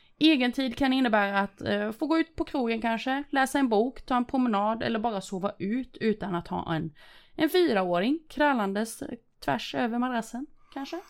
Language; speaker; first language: Swedish; early bilingual, other home language; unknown